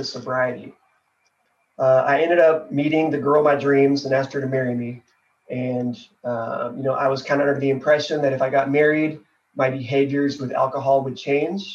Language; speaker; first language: English; native; English